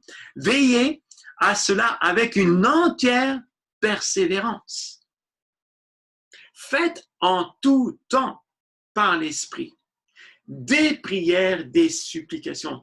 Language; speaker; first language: French; native; French